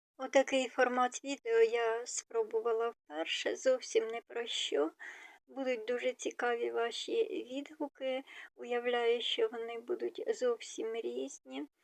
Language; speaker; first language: Ukrainian; non-native, local second language; Russian